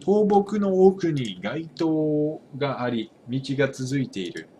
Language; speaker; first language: Japanese; non-native, learner; English